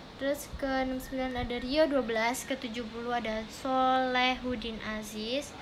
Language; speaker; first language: Indonesian; native; Indonesian